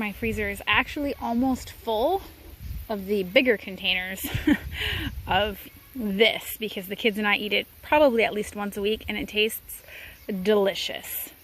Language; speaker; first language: English; native; English